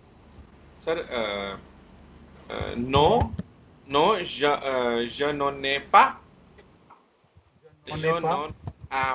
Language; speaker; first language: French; non-native, learner; Hindi